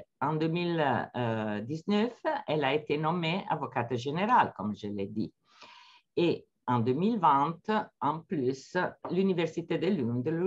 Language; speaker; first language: French; non-native, fluent; Italian